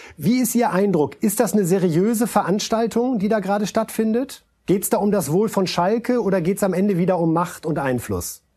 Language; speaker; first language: German; native; German